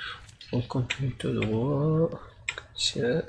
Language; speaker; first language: French; non-native, learner; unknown